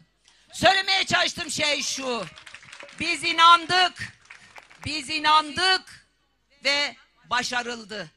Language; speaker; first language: Turkish; native; Turkish